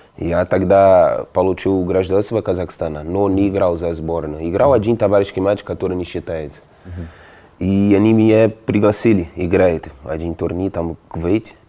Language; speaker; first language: Russian; non-native, fluent; Portuguese